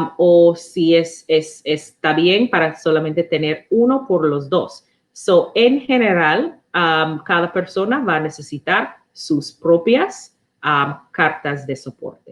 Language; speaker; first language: Spanish; non-native, learner; English